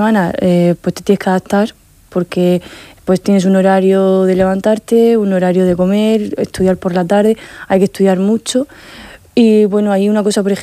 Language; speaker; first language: Spanish; native; Spanish